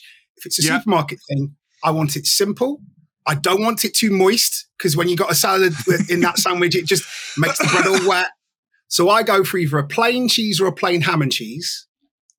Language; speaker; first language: English; native; English